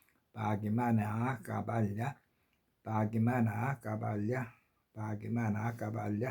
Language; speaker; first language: Indonesian; non-native, learner; Korean